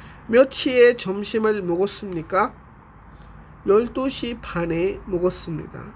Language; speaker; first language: Korean; non-native, fluent; Urdu